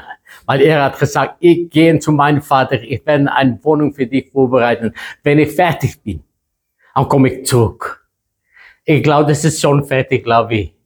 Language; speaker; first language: German; non-native, fluent; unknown